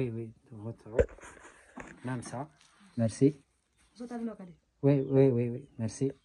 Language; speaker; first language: French; non-native, learner; Arabic